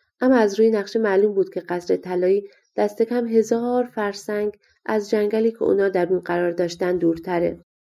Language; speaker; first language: Persian; native; Persian